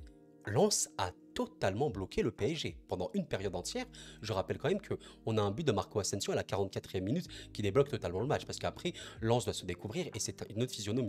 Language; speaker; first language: French; native; French